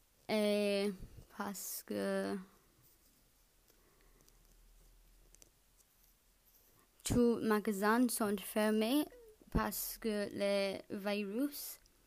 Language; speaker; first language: French; non-native, learner; English